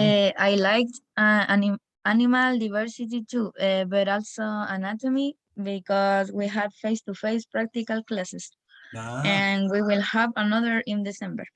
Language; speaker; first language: English; non-native, learner; Spanish